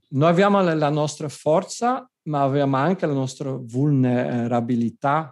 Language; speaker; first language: Italian; non-native, fluent; Dutch